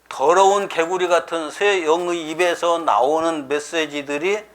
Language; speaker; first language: Korean; native; Korean